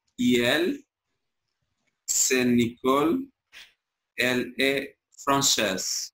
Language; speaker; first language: French; non-native, learner; Albanian